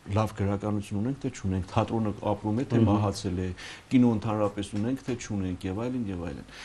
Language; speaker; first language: Armenian; native; Armenian